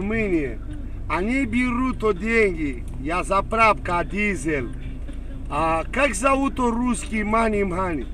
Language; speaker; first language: Russian; non-native, learner; Romanian